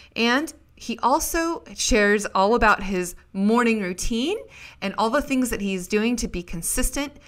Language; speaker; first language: English; native; English